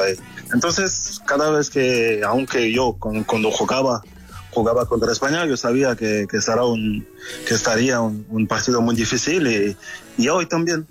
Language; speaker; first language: Spanish; non-native, fluent; French